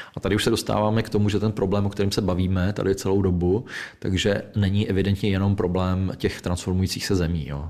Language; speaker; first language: Czech; native; Czech